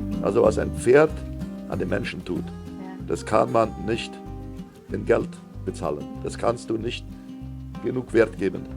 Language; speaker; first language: German; non-native, local second language; Plautdietsch